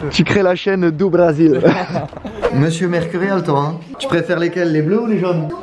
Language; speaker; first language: French; native; French